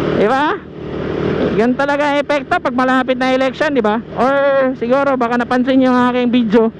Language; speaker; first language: Filipino; non-native, local second language; Cebuano